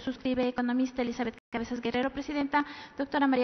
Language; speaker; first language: Spanish; native; Spanish